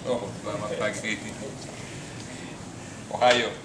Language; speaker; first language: Indonesian; non-native, local second language; Balinese